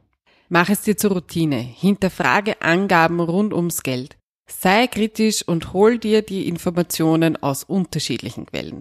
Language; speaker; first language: German; native; German